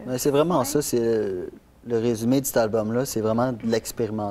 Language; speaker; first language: French; native; French